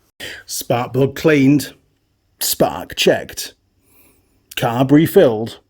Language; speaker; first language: English; native; English